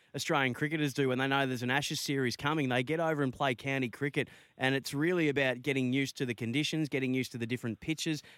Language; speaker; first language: English; native; English